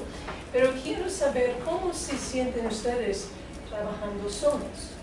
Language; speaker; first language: Spanish; non-native, fluent; English